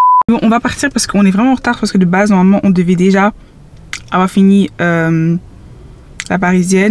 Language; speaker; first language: French; native; French